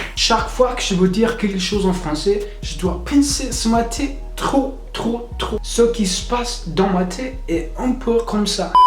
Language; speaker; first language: French; non-native, fluent; English